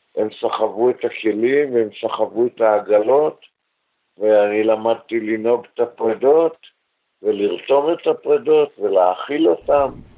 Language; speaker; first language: Hebrew; native; Hebrew